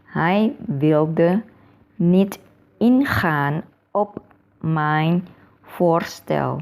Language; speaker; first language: Dutch; non-native, learner; Thai